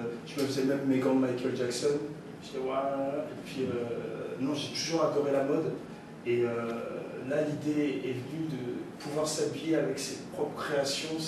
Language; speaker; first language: French; early bilingual, other home language; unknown